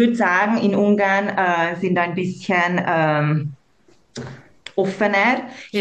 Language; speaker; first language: German; non-native, local second language; Hungarian